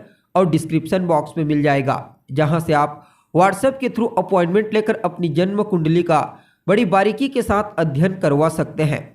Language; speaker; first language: Hindi; native; Hindi